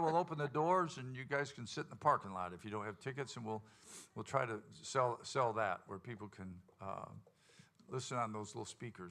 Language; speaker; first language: English; native; English